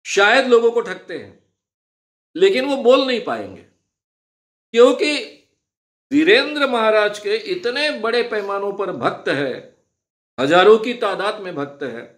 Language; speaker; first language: Hindi; non-native, local second language; Marathi